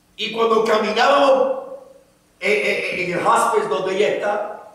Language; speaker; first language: Spanish; native; Spanish